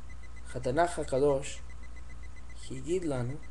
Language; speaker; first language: Hebrew; non-native, learner; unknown